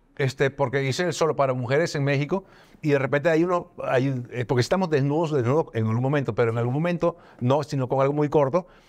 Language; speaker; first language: Spanish; native; Spanish